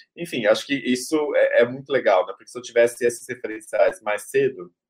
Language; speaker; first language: Portuguese; native; Portuguese